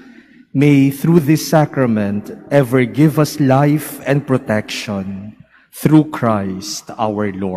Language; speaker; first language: English; non-native, local second language; Filipino